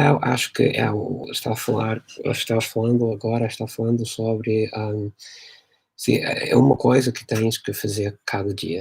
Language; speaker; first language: Portuguese; non-native, fluent; English